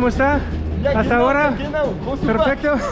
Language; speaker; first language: Spanish; non-native, fluent; German